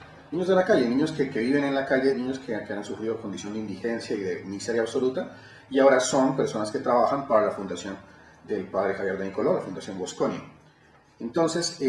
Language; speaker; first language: Spanish; native; Spanish